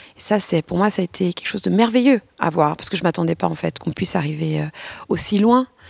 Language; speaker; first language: French; native; French